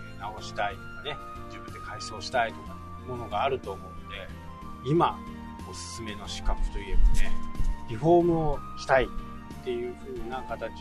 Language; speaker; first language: Japanese; native; Japanese